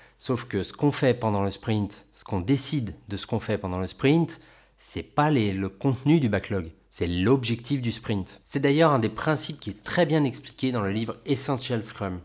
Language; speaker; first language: French; native; French